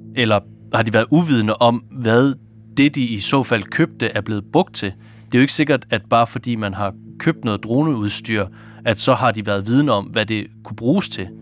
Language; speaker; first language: Danish; native; Danish